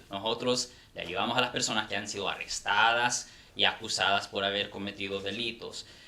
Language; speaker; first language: Spanish; non-native, fluent; English